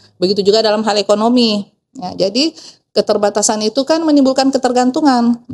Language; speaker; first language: Indonesian; native; Indonesian